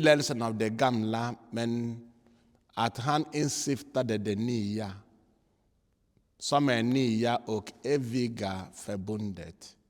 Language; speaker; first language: Swedish; non-native, fluent; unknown